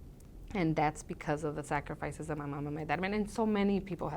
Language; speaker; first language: English; early bilingual, other home language; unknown